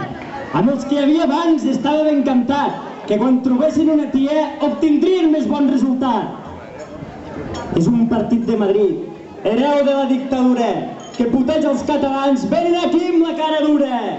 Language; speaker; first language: Catalan; native; Catalan